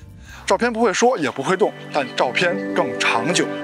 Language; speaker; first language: Chinese; native; Chinese